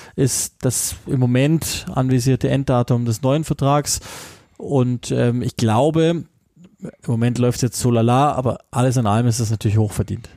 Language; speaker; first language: German; native; German